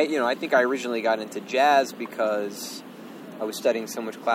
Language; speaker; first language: English; native; English